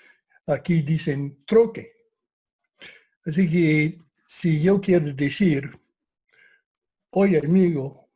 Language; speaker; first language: Spanish; non-native, fluent; English